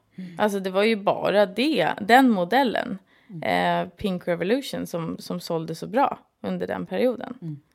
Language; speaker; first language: Swedish; native; Swedish